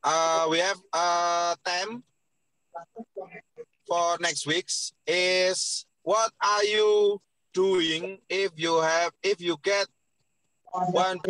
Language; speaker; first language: English; non-native, learner; Indonesian